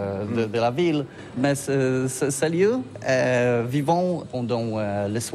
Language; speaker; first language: French; non-native, learner; Polish